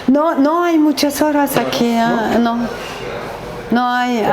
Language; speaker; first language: Spanish; non-native, learner; French